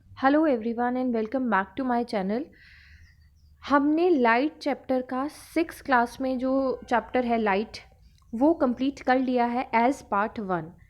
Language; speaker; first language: Hindi; native; Hindi